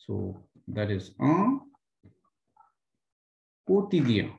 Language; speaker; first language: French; non-native, fluent; Hindi